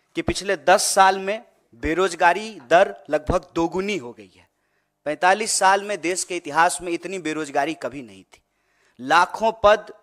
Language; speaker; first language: Hindi; native; Hindi